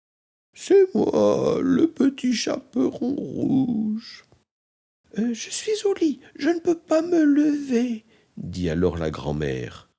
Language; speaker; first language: French; native; French